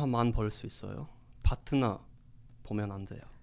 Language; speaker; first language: Korean; non-native, learner; English